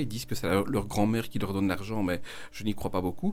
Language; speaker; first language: French; native; French